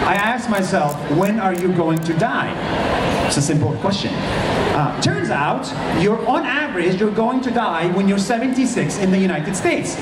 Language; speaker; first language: English; non-native, fluent; Arabic